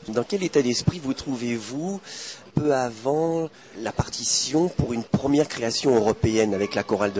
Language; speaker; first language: French; native; French